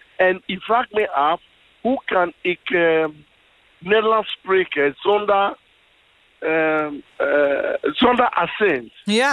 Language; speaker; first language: Dutch; non-native, fluent; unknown